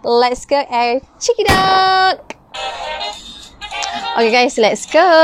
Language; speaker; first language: English; non-native, local second language; Malay